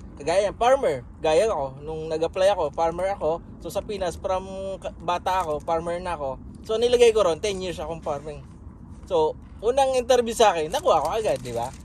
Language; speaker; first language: Filipino; native; Filipino